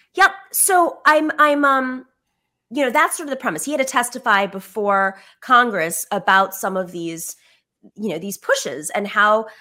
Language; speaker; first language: English; early bilingual, other home language; Greek